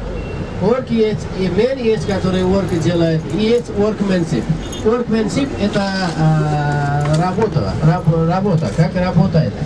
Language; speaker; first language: Russian; non-native, learner; Nepali